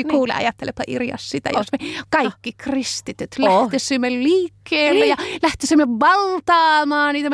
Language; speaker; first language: Finnish; native; Finnish